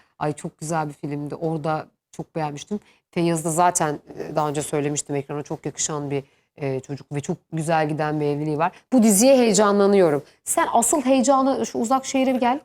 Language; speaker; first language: Turkish; native; Turkish